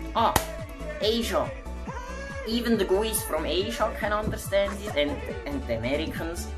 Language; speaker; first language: English; non-native, learner; Swiss German